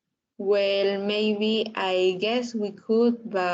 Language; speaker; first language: English; non-native, learner; Spanish